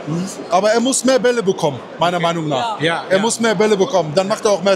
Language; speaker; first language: German; native; German